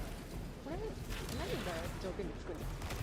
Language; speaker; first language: Japanese; native; Japanese